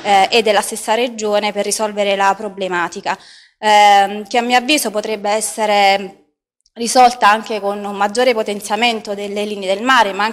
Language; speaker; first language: Italian; native; Italian